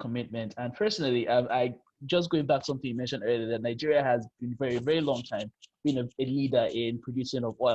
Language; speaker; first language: English; non-native, local second language; Yoruba